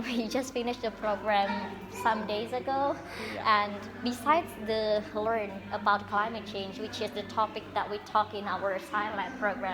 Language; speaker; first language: English; non-native, fluent; Indonesian